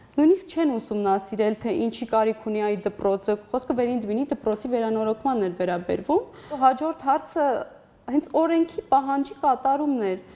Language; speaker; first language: Armenian; non-native, local second language; Assyrian Neo-Aramaic